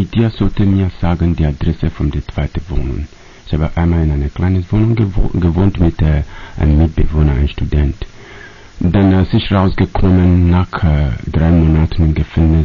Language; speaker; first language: German; non-native, learner; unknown